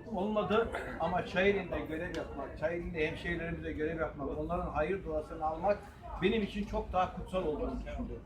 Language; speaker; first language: Turkish; native; Turkish